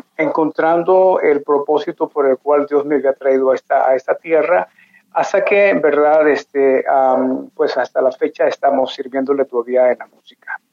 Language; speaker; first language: Spanish; native; Spanish